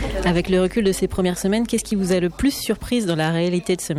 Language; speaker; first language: French; native; French